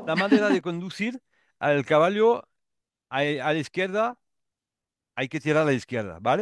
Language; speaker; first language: Spanish; non-native, learner; French